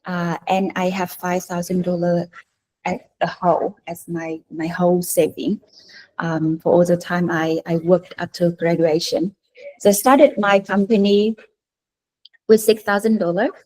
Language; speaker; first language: English; non-native, fluent; Vietnamese